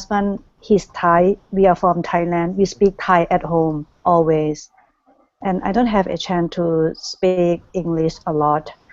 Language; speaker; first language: English; non-native, learner; Thai